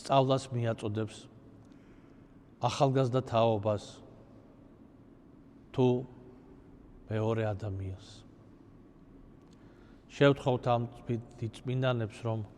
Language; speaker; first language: Georgian; native; Georgian